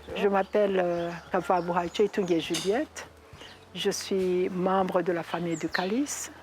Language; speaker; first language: French; non-native, local second language; Rundi